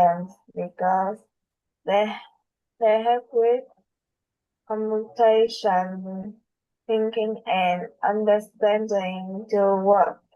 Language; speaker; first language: English; non-native, learner; Vietnamese